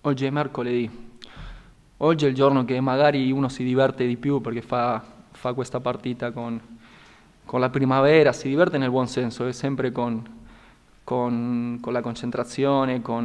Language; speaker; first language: Italian; non-native, fluent; Spanish